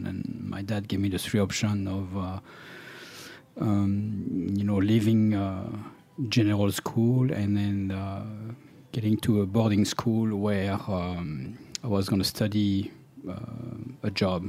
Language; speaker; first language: English; non-native, fluent; French